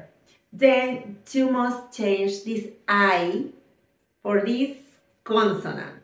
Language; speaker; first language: English; non-native, fluent; Spanish